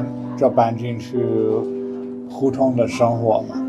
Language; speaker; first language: Chinese; non-native, fluent; English